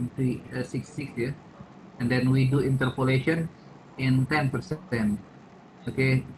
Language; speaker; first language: English; non-native, fluent; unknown